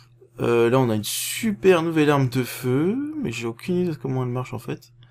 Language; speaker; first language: French; native; French